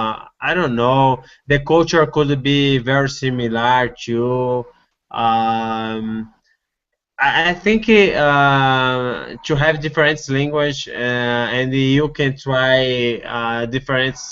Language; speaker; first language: English; non-native, learner; Portuguese